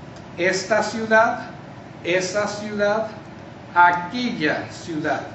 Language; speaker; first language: Spanish; non-native, fluent; English